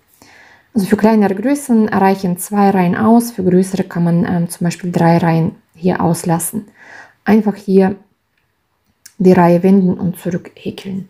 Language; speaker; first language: German; non-native, fluent; Russian